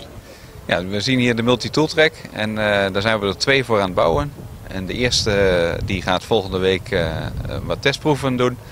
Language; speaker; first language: Dutch; native; Dutch